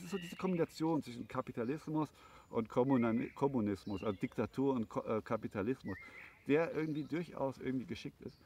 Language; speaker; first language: German; native; German